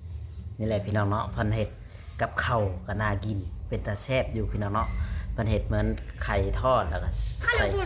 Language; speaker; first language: Thai; non-native, local second language; Northeastern Thai